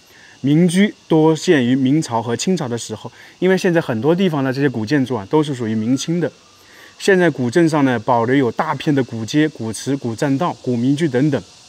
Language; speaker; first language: Chinese; native; Chinese